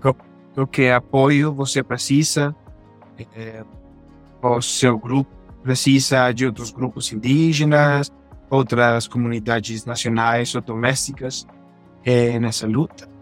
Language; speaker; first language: Portuguese; non-native, fluent; Spanish